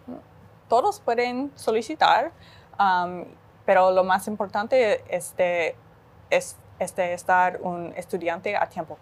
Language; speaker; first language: Spanish; non-native, fluent; English